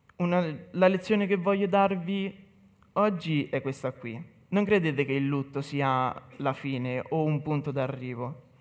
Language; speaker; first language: Italian; native; Italian